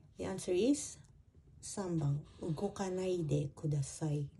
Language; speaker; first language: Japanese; non-native, fluent; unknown